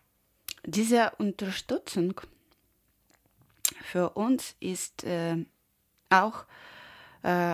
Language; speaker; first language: German; non-native, learner; Ukrainian